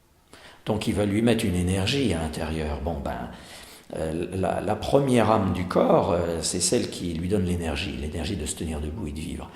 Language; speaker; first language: French; native; French